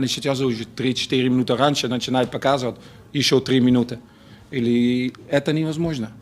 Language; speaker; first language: Russian; non-native, learner; Dutch